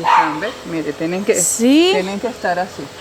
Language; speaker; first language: Spanish; native; Spanish